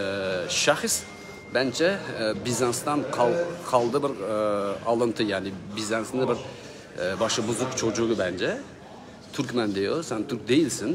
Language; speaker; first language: Turkish; non-native, learner; Uzbek